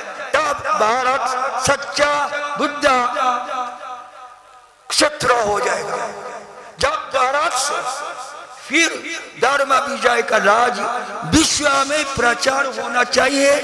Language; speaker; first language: Hindi; non-native, learner; Japanese